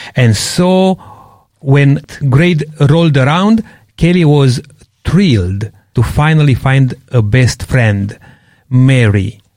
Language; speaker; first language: English; non-native, fluent; Romanian